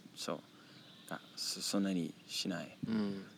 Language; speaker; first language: Japanese; non-native, learner; Danish